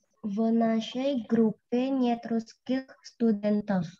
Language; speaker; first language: Russian; non-native, learner; Indonesian